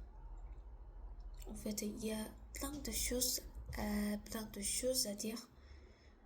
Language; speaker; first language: French; non-native, learner; Korean